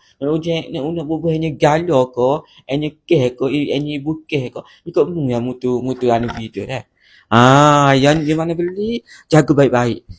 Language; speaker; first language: Malay; native; Malay